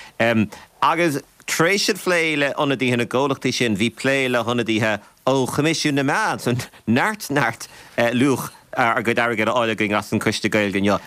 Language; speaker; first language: Irish; native; Irish